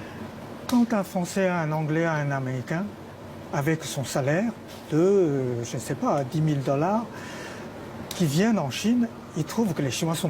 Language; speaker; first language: French; non-native, fluent; Chinese